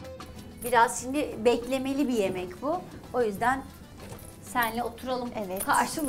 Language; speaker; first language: Turkish; native; Turkish